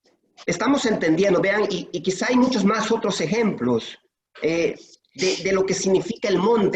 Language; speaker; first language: Spanish; native; Spanish